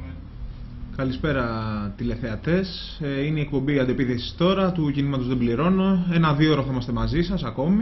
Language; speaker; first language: Greek; native; Greek